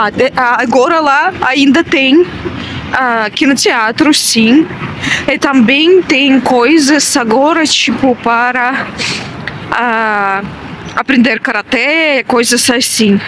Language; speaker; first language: Portuguese; non-native, learner; Russian